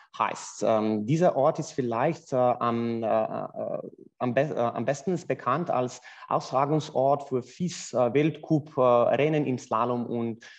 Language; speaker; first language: German; non-native, fluent; Slovenian